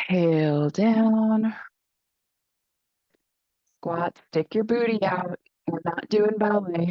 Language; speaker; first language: English; native; English